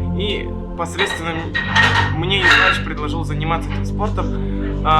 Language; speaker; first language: Russian; native; Russian